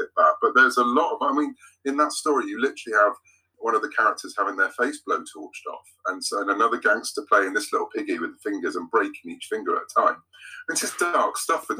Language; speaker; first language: English; native; English